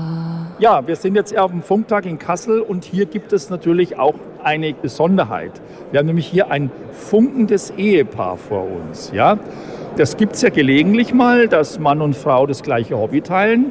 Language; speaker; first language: German; native; German